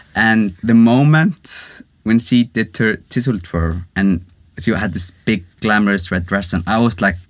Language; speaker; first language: English; non-native, fluent; Icelandic